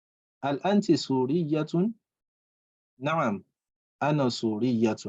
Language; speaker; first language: Arabic; non-native, fluent; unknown